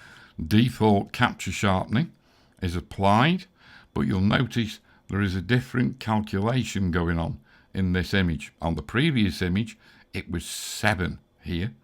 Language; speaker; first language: English; native; English